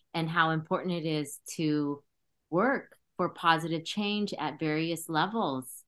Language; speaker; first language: English; early bilingual, other home language; Khmer